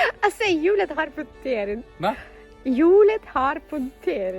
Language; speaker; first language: Swedish; non-native, learner; Ukrainian